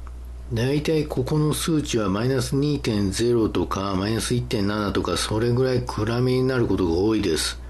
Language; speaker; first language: Japanese; native; Japanese